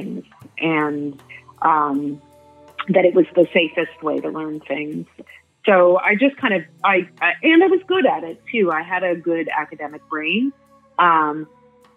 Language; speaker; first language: English; native; English